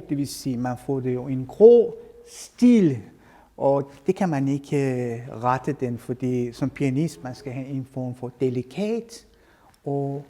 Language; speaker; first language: Danish; non-native, fluent; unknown